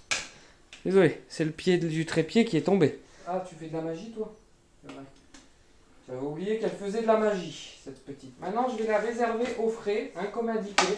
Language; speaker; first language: French; native; French